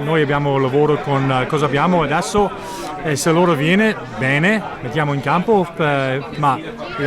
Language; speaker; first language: Italian; non-native, learner; English